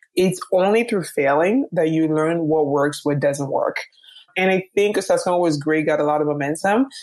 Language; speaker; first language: English; early bilingual, other home language; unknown